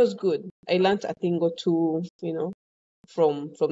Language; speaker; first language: English; non-native, local second language; Ganda